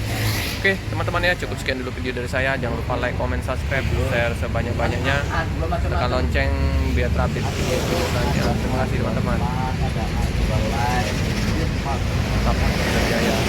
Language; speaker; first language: Indonesian; native; Indonesian